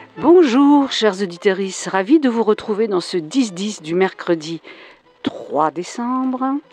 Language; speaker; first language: French; native; French